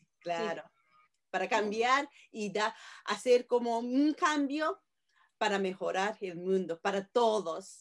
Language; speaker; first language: Spanish; non-native, fluent; Japanese